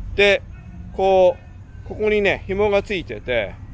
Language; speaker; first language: Japanese; native; Japanese